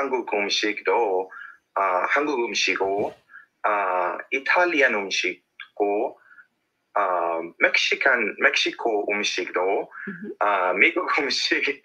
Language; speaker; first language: Korean; non-native, learner; English